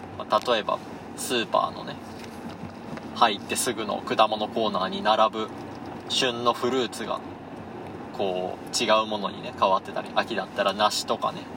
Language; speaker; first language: Japanese; native; Japanese